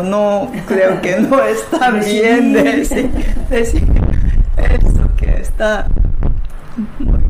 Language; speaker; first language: Spanish; non-native, learner; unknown